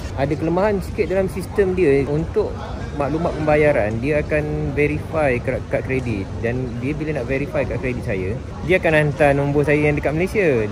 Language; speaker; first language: Malay; native; Malay